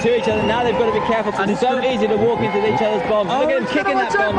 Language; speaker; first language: English; native; English